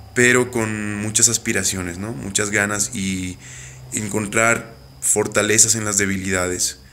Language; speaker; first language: Spanish; native; Spanish